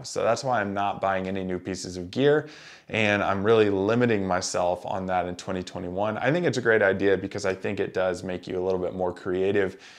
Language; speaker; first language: English; native; English